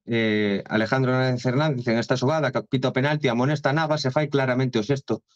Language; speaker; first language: Spanish; non-native, local second language; Galician